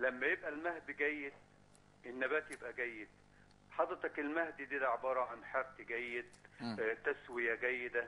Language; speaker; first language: Arabic; native; Arabic